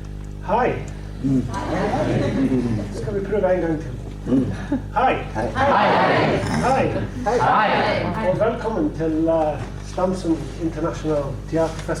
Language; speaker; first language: Swedish; non-native, learner; English